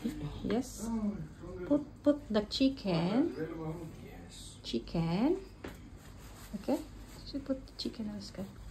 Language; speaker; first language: English; non-native, learner; Filipino